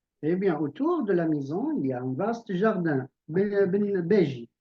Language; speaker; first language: French; non-native, local second language; Arabic